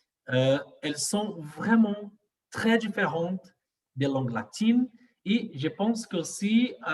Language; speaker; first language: French; non-native, fluent; Portuguese